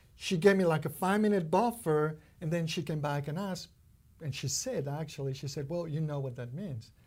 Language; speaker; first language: English; non-native, fluent; Spanish